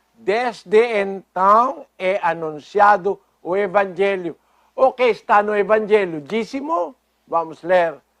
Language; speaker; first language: Portuguese; non-native, fluent; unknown